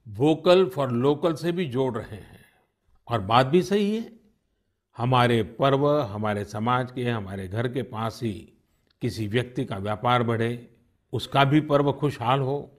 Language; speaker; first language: Hindi; non-native, local second language; Gujarati